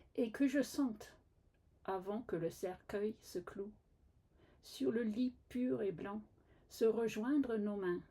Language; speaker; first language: French; non-native, fluent; English